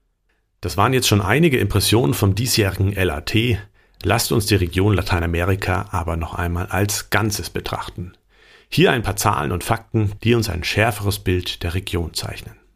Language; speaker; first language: German; native; German